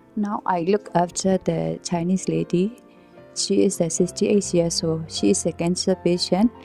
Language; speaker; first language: English; non-native, learner; Burmese